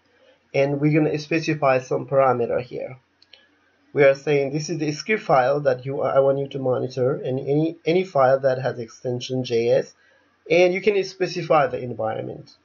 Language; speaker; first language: English; non-native, fluent; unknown